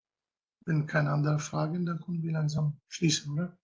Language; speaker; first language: German; non-native, fluent; Arabic